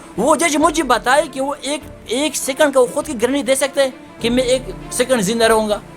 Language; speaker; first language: Urdu; non-native, local second language; Pashto